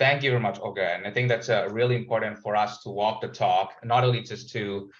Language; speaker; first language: English; non-native, fluent; Thai